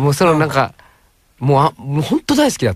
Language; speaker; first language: Japanese; native; Japanese